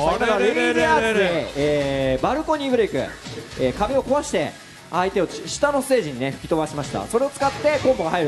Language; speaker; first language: Japanese; native; Japanese